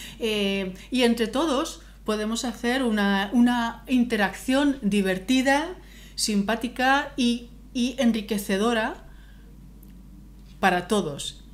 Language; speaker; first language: Spanish; native; Spanish